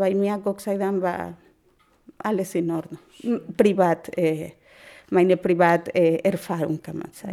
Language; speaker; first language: German; non-native, learner; Spanish